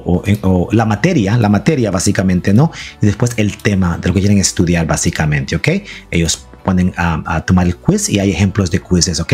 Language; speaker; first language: Spanish; early bilingual, heritage; Spanish